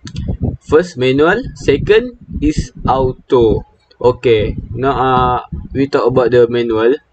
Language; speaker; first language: English; non-native, local second language; Malay